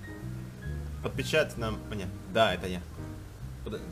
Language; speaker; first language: Russian; non-native, learner; Indonesian